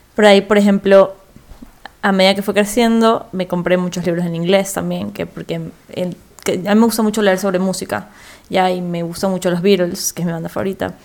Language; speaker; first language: Spanish; native; Spanish